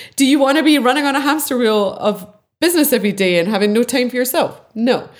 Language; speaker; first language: English; native; English